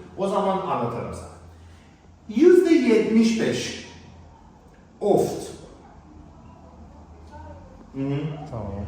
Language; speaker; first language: Turkish; non-native, learner; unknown